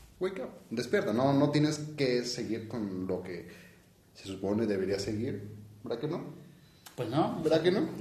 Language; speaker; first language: Spanish; native; Spanish